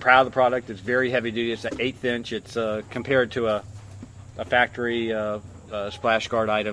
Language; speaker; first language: English; native; English